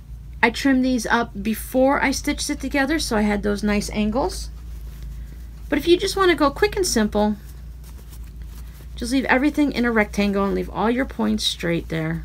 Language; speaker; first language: English; native; English